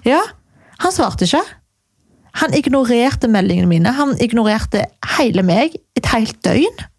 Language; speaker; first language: Norwegian; native; Norwegian